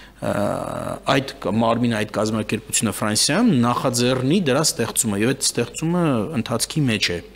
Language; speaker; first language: Armenian; early bilingual, heritage; Armenian